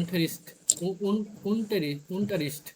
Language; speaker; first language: German; non-native, fluent; Bangla